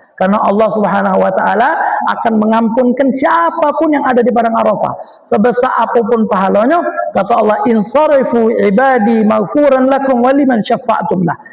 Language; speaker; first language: Malay; native; Malay